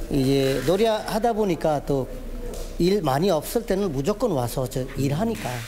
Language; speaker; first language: Korean; non-native, fluent; Bangla